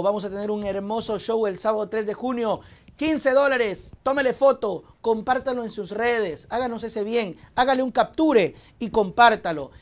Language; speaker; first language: Spanish; native; Spanish